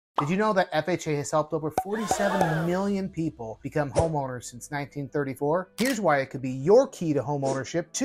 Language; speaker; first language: English; native; English